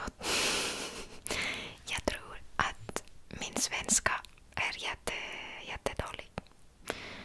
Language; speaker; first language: Swedish; non-native, local second language; Finnish